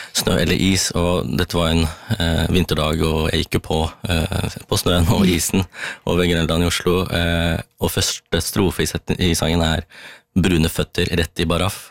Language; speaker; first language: Norwegian; early bilingual, other home language; Tamil